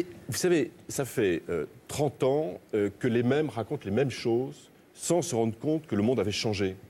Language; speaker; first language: French; native; French